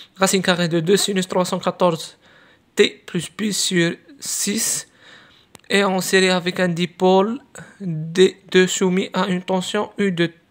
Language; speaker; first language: French; non-native, local second language; Arabic